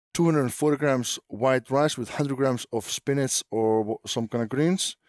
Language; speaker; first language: English; non-native, fluent; Icelandic